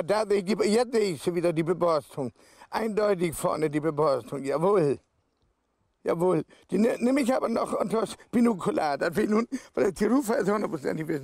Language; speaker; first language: German; native; German